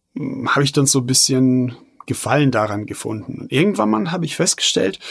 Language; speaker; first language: German; non-native, fluent; Bosnian